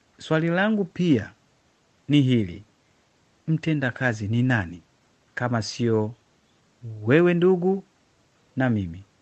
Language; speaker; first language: Swahili; non-native, local second language; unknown